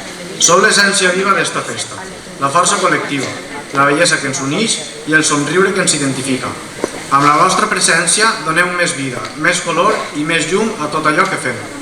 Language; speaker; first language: Catalan; native; Catalan